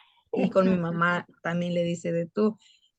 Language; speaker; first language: Spanish; native; Spanish